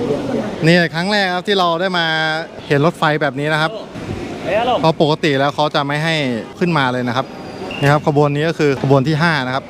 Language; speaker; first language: Thai; native; Thai